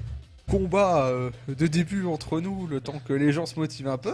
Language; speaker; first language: French; native; French